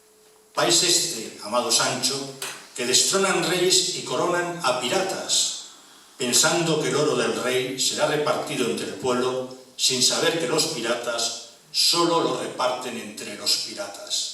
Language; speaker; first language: Spanish; native; Spanish